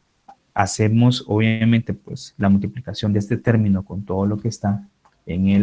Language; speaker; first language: Spanish; native; Spanish